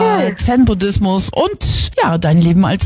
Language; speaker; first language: German; native; German